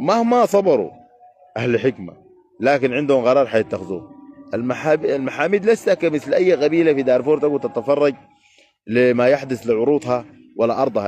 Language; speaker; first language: Arabic; native; Arabic